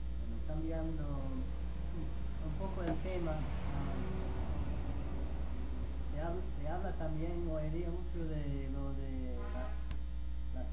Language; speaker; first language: Spanish; non-native, fluent; English